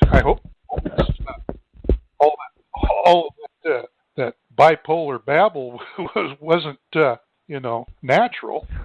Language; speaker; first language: English; native; English